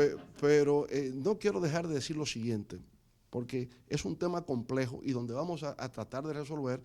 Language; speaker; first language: Spanish; native; Spanish